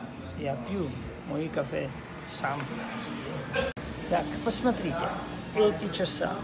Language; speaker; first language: Russian; non-native, learner; Slovak